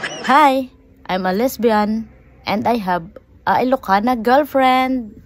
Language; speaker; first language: English; non-native, learner; Filipino